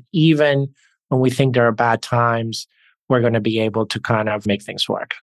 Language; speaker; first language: English; early bilingual, other home language; Spanish